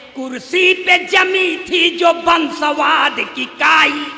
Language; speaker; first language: Hindi; native; Hindi